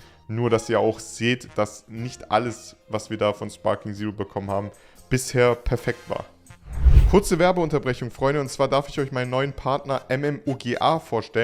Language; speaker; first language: German; native; German